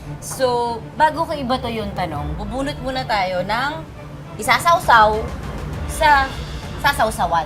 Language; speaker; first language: Filipino; native; Filipino